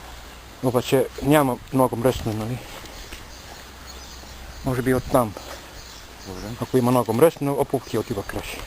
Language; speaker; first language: Bulgarian; non-native, learner; Finnish